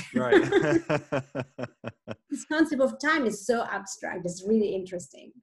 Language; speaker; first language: English; non-native, fluent; Italian